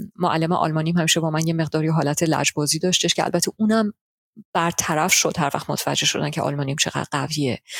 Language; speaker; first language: Persian; early bilingual, heritage; Persian